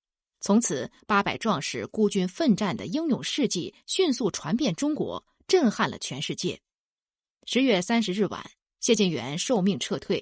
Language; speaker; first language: Chinese; native; Chinese